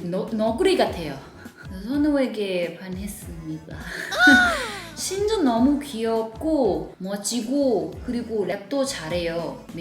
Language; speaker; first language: Korean; non-native, learner; Thai